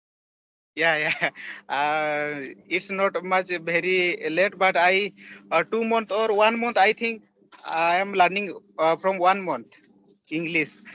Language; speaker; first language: English; non-native, learner; Odia